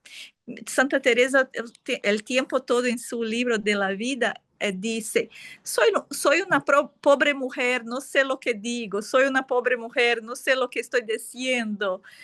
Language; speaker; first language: Spanish; non-native, fluent; Portuguese